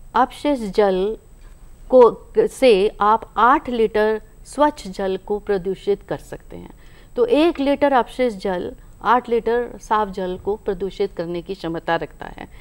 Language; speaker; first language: Hindi; native; Hindi